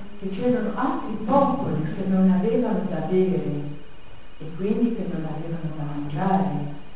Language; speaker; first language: Italian; native; Italian